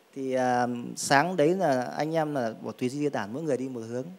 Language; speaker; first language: Vietnamese; native; Vietnamese